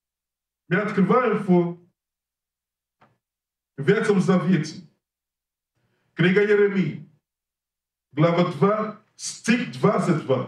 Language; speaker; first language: Russian; non-native, learner; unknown